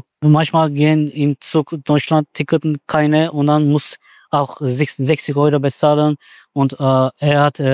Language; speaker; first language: German; non-native, learner; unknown